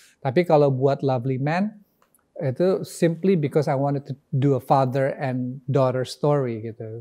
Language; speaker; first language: English; early bilingual, other home language; Indonesian